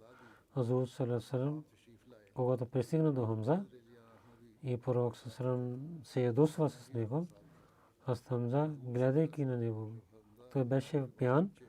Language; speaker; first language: Bulgarian; non-native, learner; Urdu